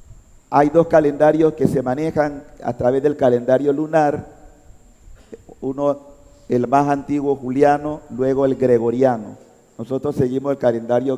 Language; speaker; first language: Spanish; native; Spanish